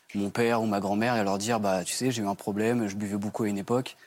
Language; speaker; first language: French; native; French